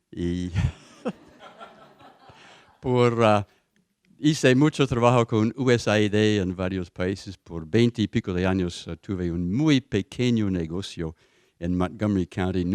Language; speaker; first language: Spanish; non-native, fluent; English